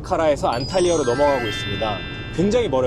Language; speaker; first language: Korean; native; Korean